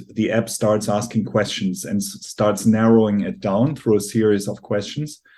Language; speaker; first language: English; non-native, fluent; German